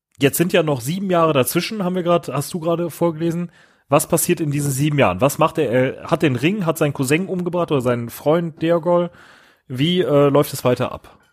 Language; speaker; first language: German; native; German